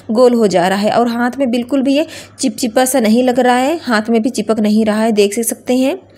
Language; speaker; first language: Hindi; native; Hindi